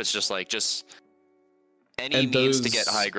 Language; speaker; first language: English; native; English